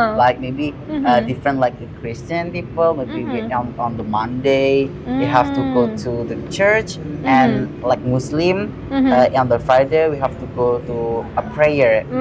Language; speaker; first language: English; non-native, learner; Indonesian